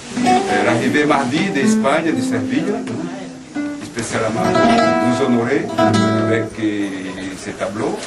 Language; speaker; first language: French; non-native, fluent; Portuguese